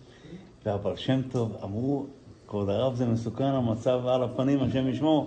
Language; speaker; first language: Hebrew; non-native, fluent; Yiddish